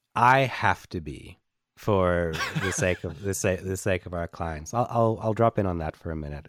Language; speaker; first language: English; native; English